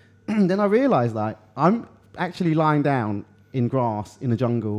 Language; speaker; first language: English; early bilingual, other home language; Cantonese